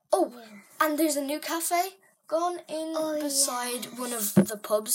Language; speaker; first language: English; native; English